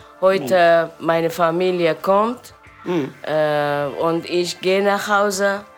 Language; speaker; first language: German; non-native, learner; Persian